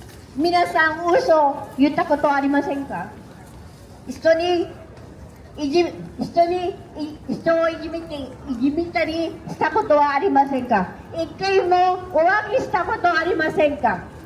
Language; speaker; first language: Japanese; non-native, learner; Filipino